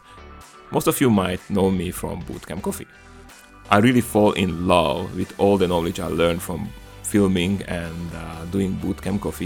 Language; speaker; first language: English; non-native, fluent; Hungarian